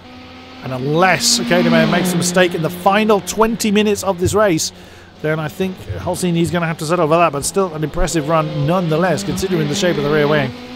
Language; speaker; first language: English; native; English